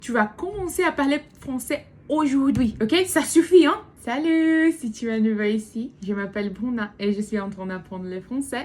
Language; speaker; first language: French; non-native, learner; Portuguese